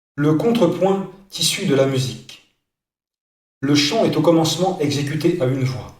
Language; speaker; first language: French; native; French